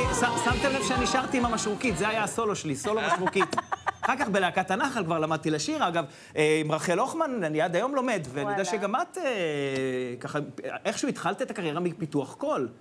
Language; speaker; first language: Hebrew; native; Hebrew